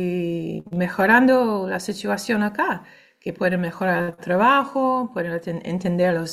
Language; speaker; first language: Spanish; non-native, fluent; English